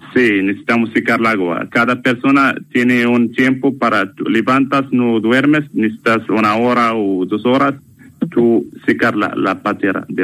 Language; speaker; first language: Spanish; non-native, learner; Arabic